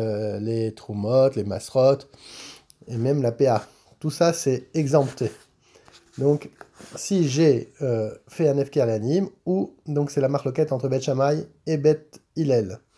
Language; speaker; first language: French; native; French